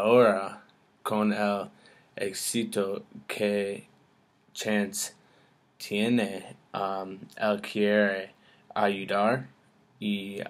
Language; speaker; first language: Spanish; non-native, learner; English